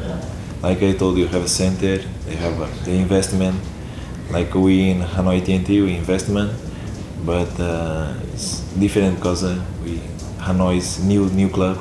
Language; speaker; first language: English; non-native, learner; Portuguese